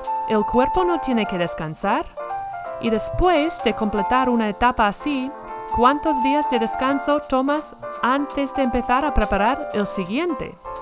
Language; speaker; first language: Spanish; non-native, fluent; English